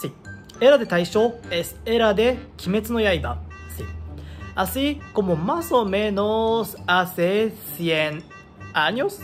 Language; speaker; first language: Spanish; non-native, learner; Japanese